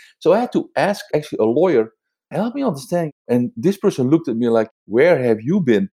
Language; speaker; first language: English; non-native, fluent; Dutch